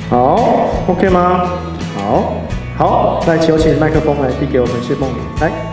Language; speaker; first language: Chinese; native; Chinese